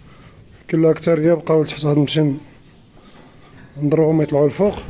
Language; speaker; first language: Arabic; native; Arabic